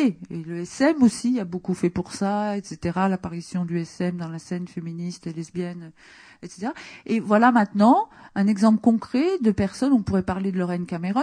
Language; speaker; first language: French; native; French